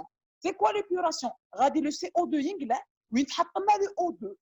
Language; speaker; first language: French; non-native, local second language; Arabic